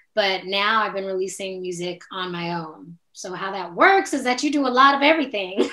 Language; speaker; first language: English; native; English